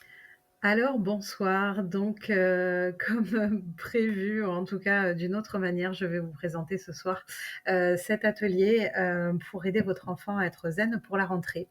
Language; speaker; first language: French; native; French